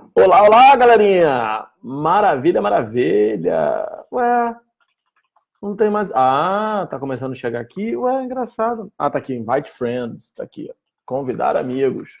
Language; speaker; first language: Portuguese; native; Portuguese